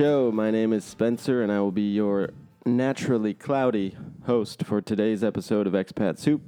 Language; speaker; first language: English; native; English